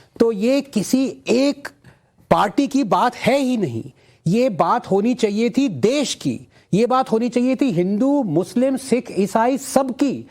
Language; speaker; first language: Hindi; non-native, local second language; Tamil